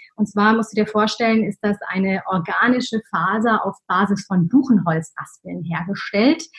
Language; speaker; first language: German; early bilingual, other home language; Arabic